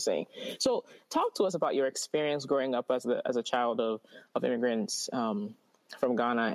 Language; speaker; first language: English; non-native, local second language; Akan